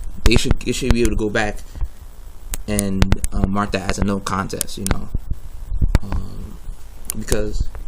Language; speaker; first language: English; native; English